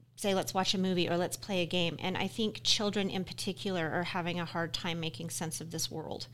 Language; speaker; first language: English; native; English